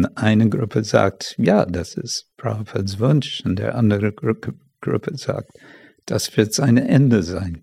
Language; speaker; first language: German; non-native, fluent; English